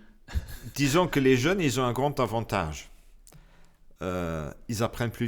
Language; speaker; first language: French; non-native, local second language; Luxembourgish